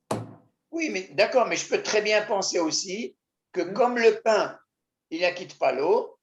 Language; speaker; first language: French; native; French